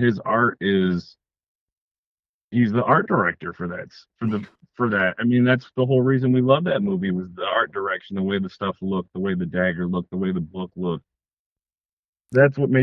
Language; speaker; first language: English; native; English